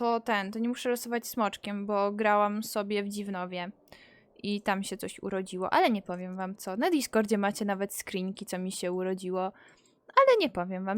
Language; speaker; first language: Polish; native; Polish